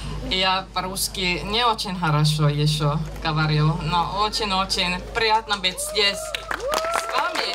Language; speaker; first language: Russian; non-native, learner; Finnish